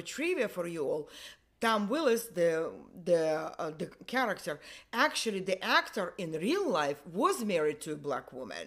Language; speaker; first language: English; non-native, fluent; Russian